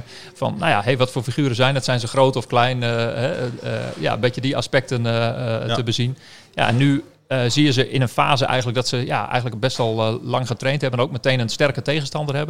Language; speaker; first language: Dutch; native; Dutch